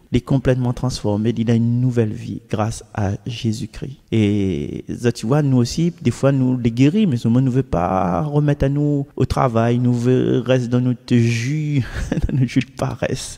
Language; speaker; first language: French; non-native, local second language; Réunion Creole French